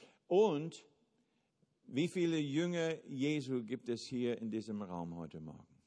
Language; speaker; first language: German; non-native, fluent; English